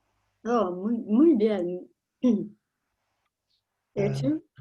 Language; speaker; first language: Spanish; non-native, learner; English